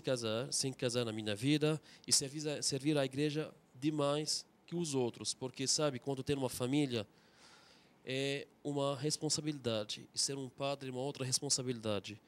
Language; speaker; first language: Portuguese; non-native, fluent; Arabic